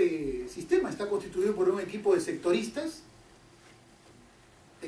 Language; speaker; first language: Spanish; native; Spanish